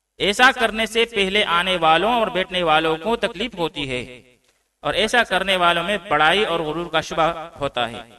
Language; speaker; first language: Urdu; native; Urdu